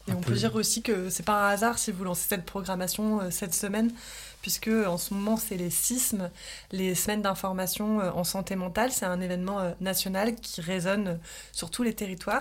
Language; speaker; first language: French; native; French